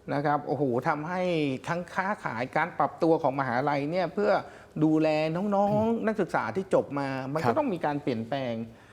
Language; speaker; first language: Thai; native; Thai